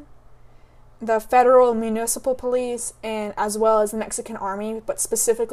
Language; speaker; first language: English; native; English